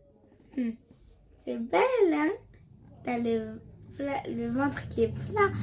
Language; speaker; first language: French; early bilingual, other home language; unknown